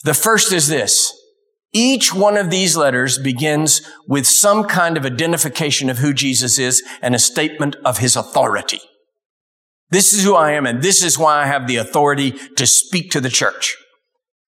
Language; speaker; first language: English; native; English